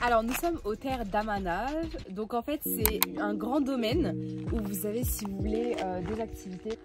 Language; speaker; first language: French; early bilingual, other home language; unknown